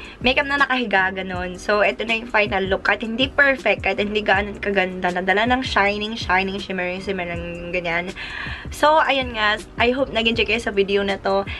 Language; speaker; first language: Filipino; non-native, local second language; Iloko